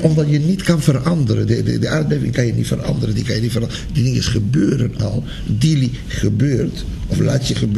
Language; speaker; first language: Dutch; non-native, fluent; Spanish